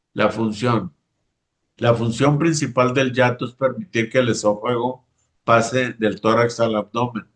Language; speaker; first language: Spanish; native; Spanish